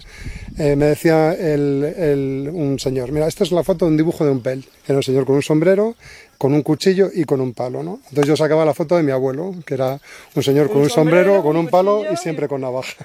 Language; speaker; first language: Spanish; native; Spanish